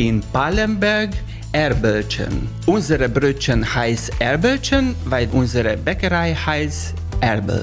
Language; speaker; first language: German; non-native, learner; Hungarian